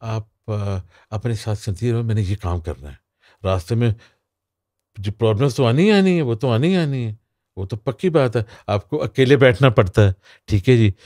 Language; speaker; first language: Urdu; non-native, local second language; Punjabi